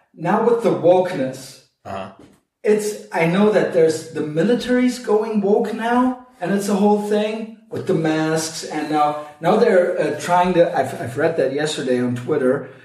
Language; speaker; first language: English; non-native, fluent; German